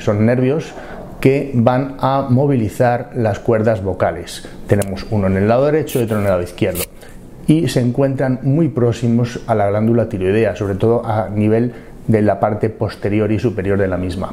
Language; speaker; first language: Spanish; native; Spanish